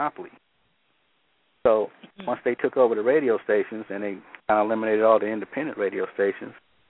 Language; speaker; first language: English; native; English